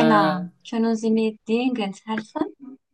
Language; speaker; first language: German; non-native, learner; Turkish